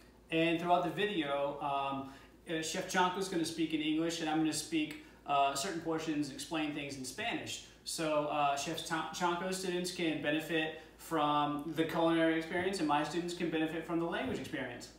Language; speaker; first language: English; native; English